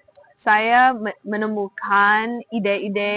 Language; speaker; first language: Indonesian; non-native, fluent; English